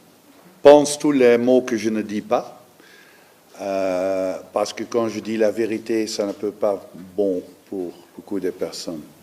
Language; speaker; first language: French; non-native, learner; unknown